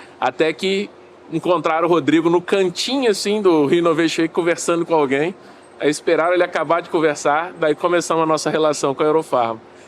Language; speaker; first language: Portuguese; native; Portuguese